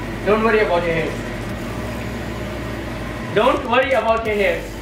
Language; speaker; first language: English; non-native, fluent; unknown